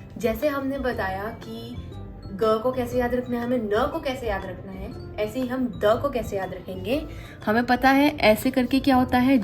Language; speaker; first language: Hindi; native; Hindi